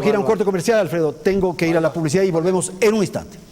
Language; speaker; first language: Spanish; native; Spanish